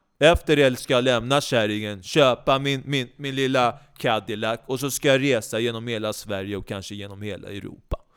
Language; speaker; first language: Swedish; native; Swedish